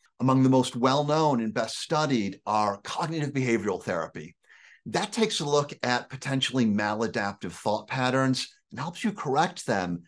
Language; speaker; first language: English; native; English